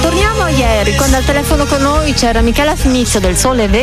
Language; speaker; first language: Italian; native; Italian